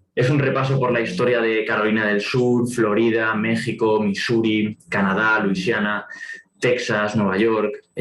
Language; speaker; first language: Spanish; native; Spanish